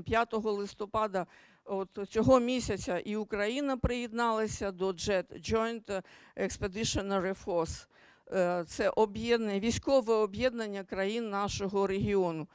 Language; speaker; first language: Ukrainian; native; Ukrainian